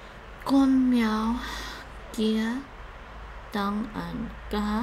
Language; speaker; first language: Vietnamese; non-native, learner; English